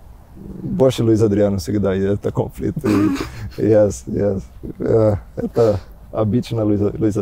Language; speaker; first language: Russian; non-native, learner; Portuguese